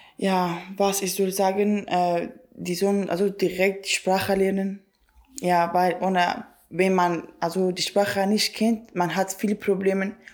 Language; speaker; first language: German; non-native, learner; Kurdish